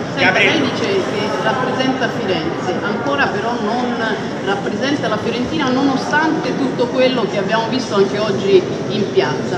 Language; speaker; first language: Italian; native; Italian